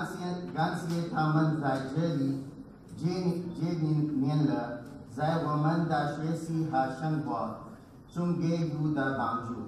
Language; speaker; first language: Chinese; non-native, learner; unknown